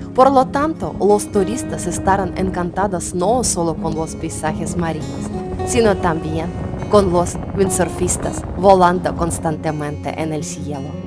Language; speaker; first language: Spanish; non-native, learner; Ukrainian